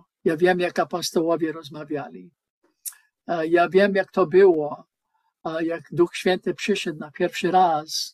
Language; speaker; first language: Polish; non-native, learner; English